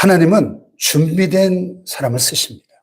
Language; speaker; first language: Korean; native; Korean